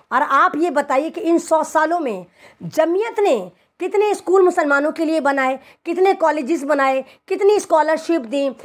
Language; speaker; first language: Hindi; native; Hindi